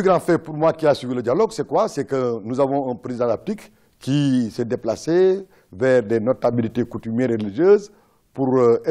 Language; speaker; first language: French; non-native, local second language; Wolof